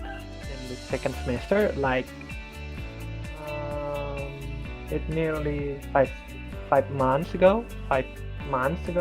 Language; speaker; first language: English; non-native, learner; Indonesian